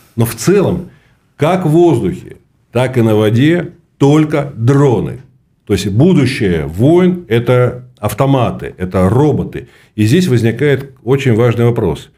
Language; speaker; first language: Russian; native; Russian